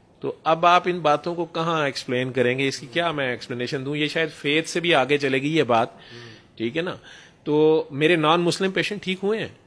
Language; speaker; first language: Urdu; non-native, local second language; Punjabi